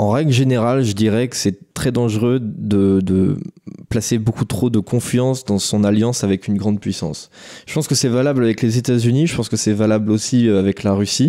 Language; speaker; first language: French; native; French